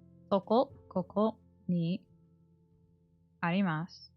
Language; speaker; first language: Japanese; non-native, learner; English